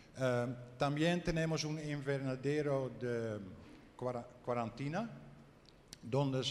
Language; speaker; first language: Spanish; non-native, learner; Dutch